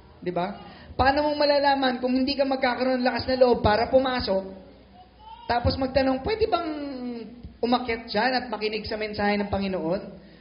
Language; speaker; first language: Filipino; native; Filipino